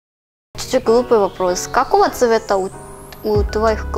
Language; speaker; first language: Russian; non-native, learner; Korean